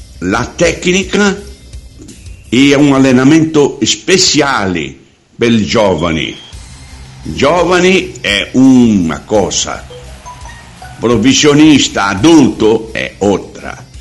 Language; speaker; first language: Italian; non-native, learner; Portuguese